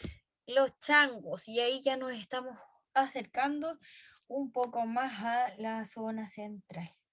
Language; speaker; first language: Spanish; native; Spanish